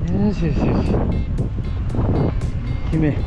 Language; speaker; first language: Japanese; native; Japanese